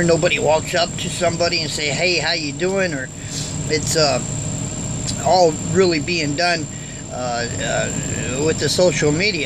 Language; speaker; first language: English; native; English